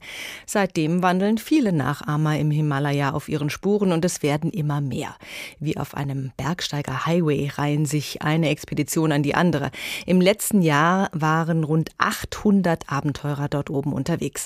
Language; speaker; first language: German; native; German